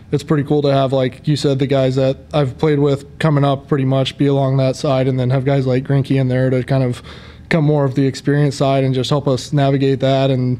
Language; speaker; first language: English; native; English